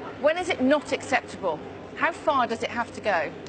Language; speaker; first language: English; native; English